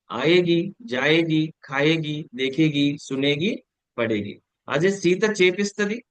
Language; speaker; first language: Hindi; non-native, local second language; Telugu